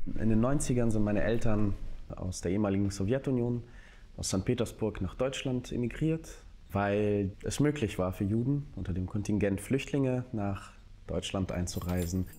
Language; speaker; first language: German; early bilingual, other home language; Russian